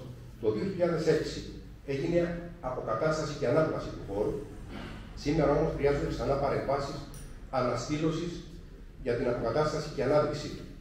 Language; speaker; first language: Greek; native; Greek